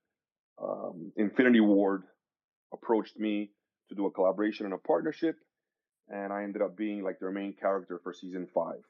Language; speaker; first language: English; native; English